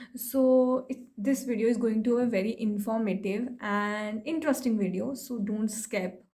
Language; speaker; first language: English; non-native, local second language; Hindi